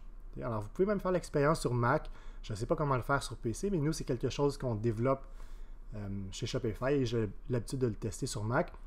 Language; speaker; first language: French; native; French